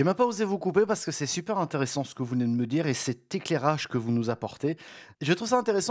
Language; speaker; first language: French; native; French